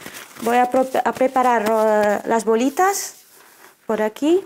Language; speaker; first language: Spanish; non-native, fluent; Arabic